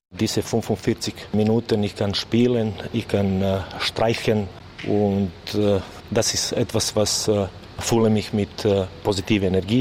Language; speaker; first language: German; non-native, learner; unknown